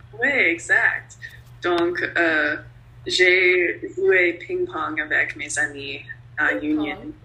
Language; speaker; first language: French; non-native, learner; English